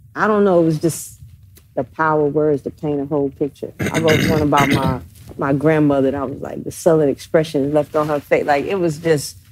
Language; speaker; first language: English; native; English